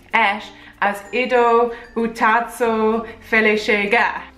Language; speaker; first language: Hungarian; non-native, learner; English